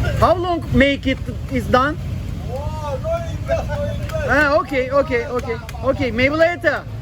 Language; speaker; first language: English; non-native, learner; Turkish